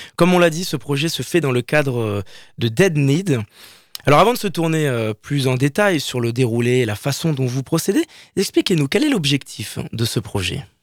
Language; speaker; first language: French; native; French